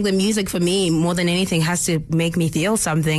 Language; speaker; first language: English; non-native, local second language; Zulu